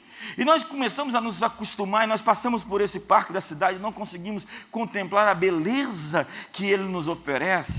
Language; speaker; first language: Portuguese; native; Portuguese